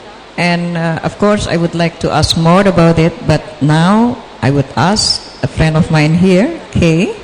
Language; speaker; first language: English; non-native, fluent; Indonesian